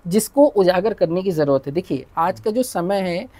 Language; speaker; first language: Hindi; native; Hindi